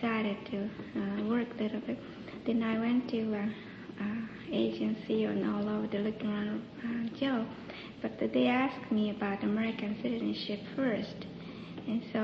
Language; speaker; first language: English; non-native, learner; Japanese